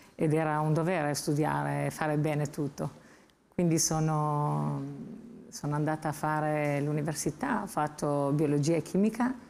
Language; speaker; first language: Italian; non-native, fluent; Albanian